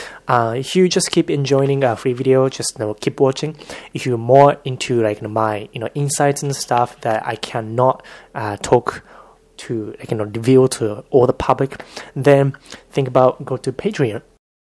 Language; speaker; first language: English; non-native, fluent; Japanese